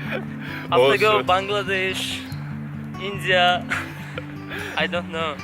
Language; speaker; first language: English; non-native, learner; Turkish